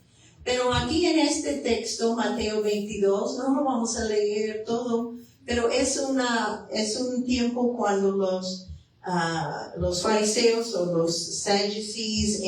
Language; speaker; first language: Spanish; non-native, fluent; English